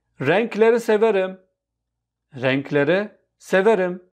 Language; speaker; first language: Turkish; non-native, fluent; Urdu